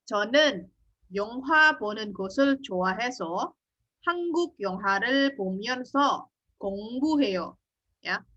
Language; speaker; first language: Korean; non-native, fluent; Indonesian